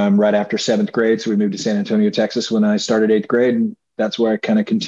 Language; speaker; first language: English; native; English